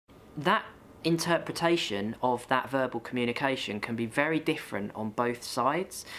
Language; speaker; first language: English; native; English